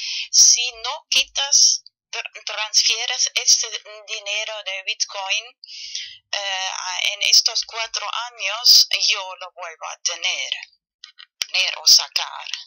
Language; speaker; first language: Spanish; non-native, fluent; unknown